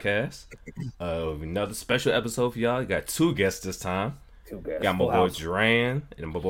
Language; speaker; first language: English; native; English